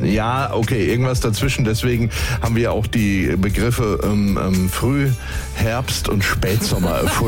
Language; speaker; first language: German; native; German